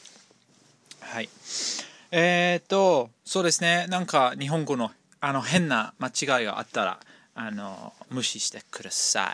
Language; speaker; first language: Japanese; non-native, fluent; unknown